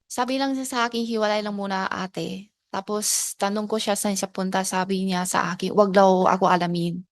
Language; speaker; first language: Filipino; non-native, learner; Chinese